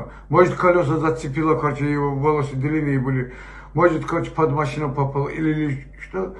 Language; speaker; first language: Russian; non-native, local second language; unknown